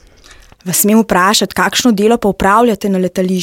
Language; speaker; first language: Slovenian; native; Slovenian